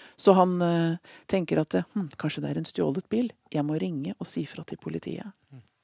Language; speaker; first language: Norwegian; native; Norwegian